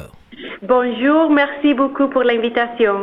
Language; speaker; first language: French; non-native, learner; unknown